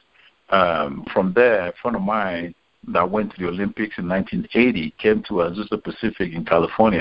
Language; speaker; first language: English; non-native, local second language; Igbo